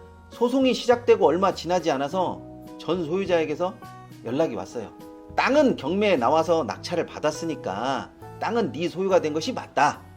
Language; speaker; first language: Korean; native; Korean